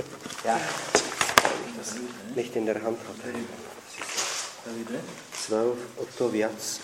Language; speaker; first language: German; non-native, fluent; Czech